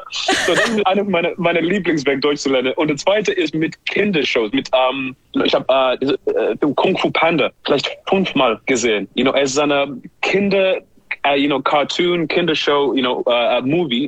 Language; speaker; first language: German; non-native, learner; English